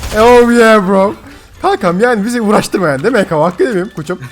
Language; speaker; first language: Turkish; native; Turkish